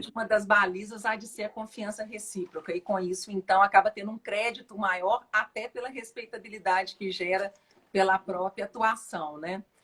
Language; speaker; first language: Portuguese; native; Portuguese